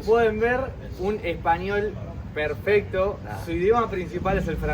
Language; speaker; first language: Spanish; native; Spanish